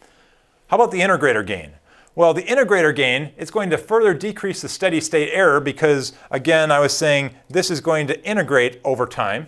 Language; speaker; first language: English; native; English